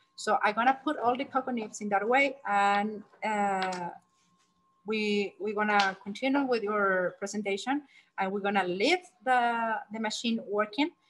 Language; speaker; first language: English; non-native, learner; Spanish